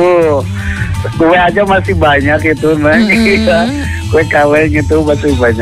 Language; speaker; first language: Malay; non-native, local second language; Sundanese